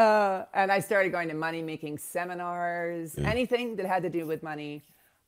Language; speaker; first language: English; native; English